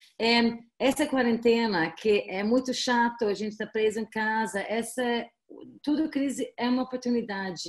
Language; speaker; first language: Portuguese; non-native, fluent; English